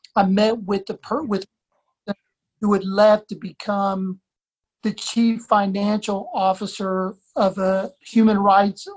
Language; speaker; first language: English; native; English